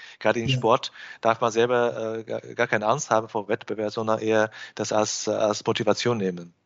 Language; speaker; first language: German; non-native, fluent; Chinese